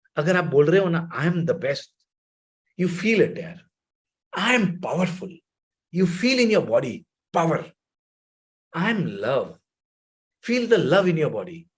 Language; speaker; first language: Hindi; non-native, local second language; Gujarati